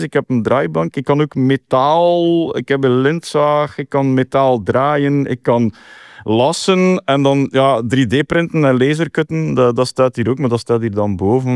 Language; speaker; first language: Dutch; native; Dutch